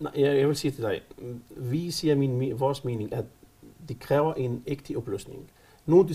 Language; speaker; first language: Danish; non-native, fluent; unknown